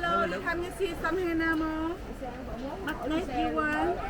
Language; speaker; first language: English; non-native, learner; Vietnamese